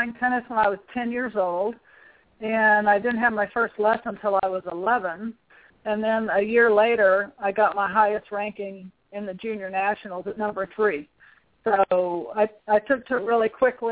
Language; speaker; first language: English; native; English